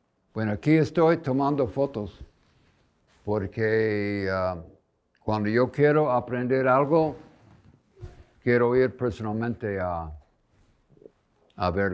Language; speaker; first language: Spanish; non-native, fluent; English